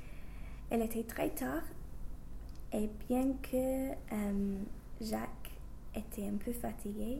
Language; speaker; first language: French; non-native, learner; English